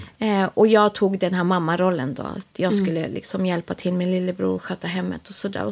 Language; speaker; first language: Swedish; native; Swedish